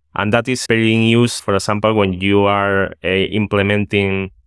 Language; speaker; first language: English; non-native, fluent; Spanish